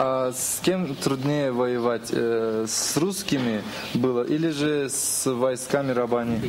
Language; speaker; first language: Russian; non-native, local second language; Azerbaijani